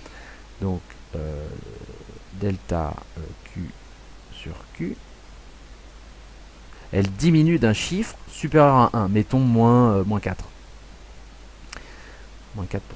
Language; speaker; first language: French; native; French